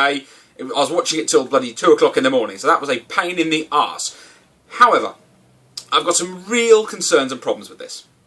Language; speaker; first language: English; native; English